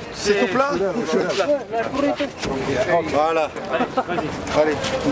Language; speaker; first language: French; native; French